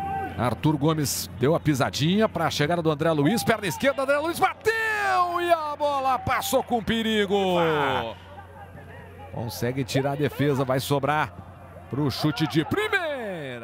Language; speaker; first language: Portuguese; native; Portuguese